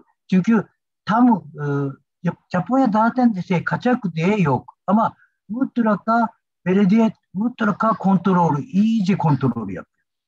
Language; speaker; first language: Turkish; non-native, learner; Japanese